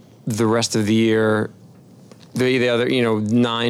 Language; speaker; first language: English; native; English